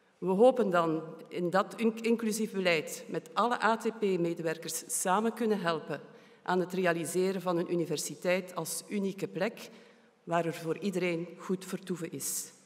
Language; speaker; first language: Dutch; native; Dutch